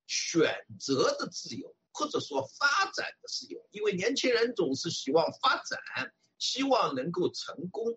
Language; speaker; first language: Chinese; native; Chinese